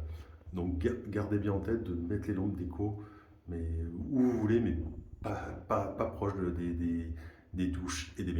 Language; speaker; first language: French; native; French